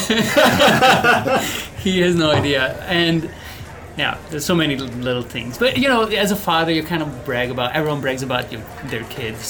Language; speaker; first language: English; non-native, fluent; Bosnian